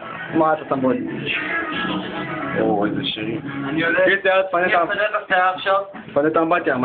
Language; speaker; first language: Hebrew; native; Hebrew